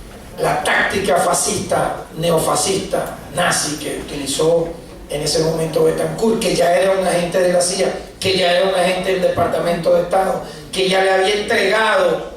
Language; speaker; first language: Spanish; native; Spanish